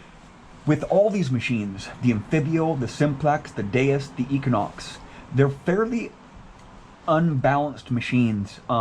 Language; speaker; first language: English; native; English